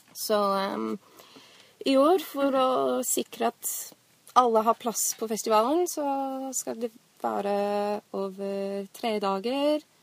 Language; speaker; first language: Norwegian; non-native, fluent; English